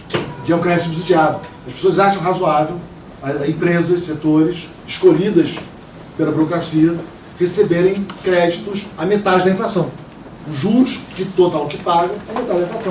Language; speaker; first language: Portuguese; native; Portuguese